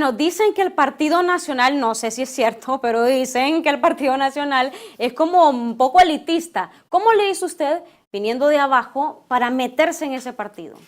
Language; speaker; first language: Spanish; native; Spanish